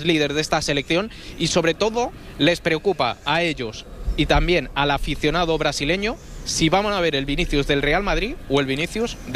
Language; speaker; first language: Spanish; native; Spanish